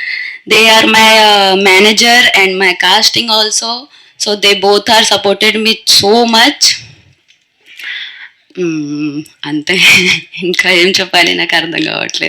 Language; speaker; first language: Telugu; non-native, local second language; Hindi